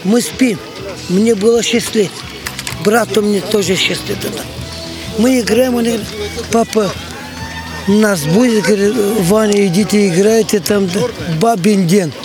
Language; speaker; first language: Russian; non-native, local second language; Albanian